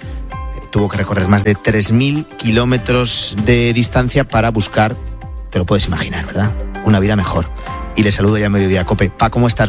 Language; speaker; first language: Spanish; native; Spanish